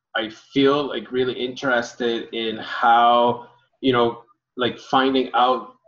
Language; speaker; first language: English; early bilingual, other home language; Spanish